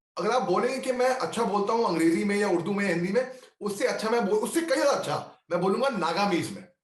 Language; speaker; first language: Hindi; native; Hindi